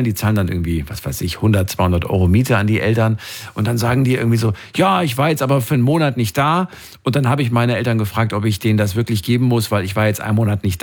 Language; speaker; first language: German; native; German